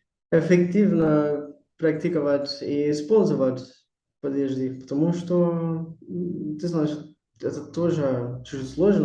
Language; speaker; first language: Russian; non-native, learner; Portuguese